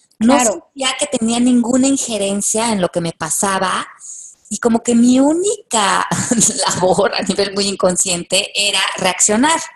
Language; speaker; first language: Spanish; native; Spanish